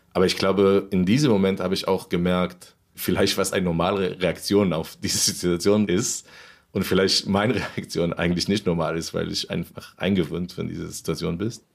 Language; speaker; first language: German; non-native, fluent; Hebrew